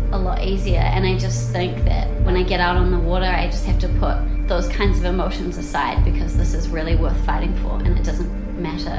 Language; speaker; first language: English; native; English